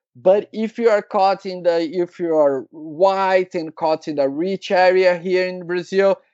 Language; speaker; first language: English; non-native, learner; Portuguese